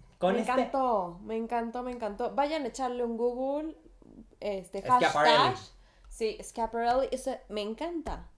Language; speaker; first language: Spanish; native; Spanish